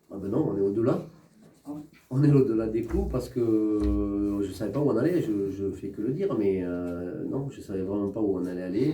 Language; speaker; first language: French; native; French